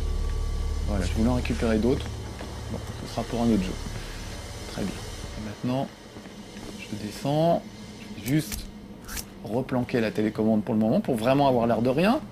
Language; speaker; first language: French; native; French